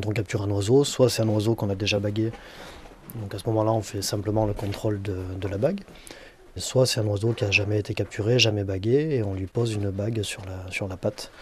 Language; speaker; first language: French; native; French